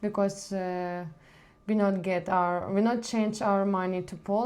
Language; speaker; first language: English; non-native, learner; Ukrainian